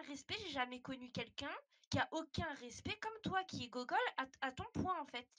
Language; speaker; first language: French; native; French